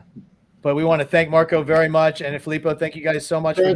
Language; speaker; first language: English; native; English